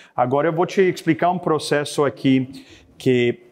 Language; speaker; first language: Portuguese; non-native, fluent; English